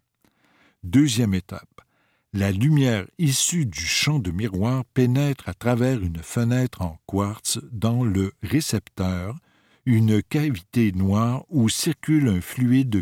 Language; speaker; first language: French; native; French